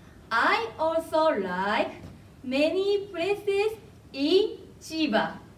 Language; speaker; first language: English; non-native, fluent; Japanese